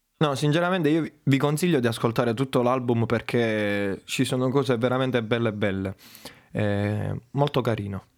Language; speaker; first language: Italian; native; Italian